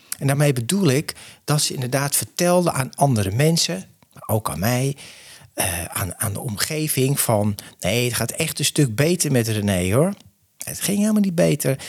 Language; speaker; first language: Dutch; native; Dutch